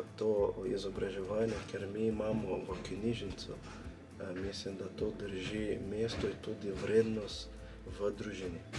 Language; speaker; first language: Slovenian; non-native, fluent; Portuguese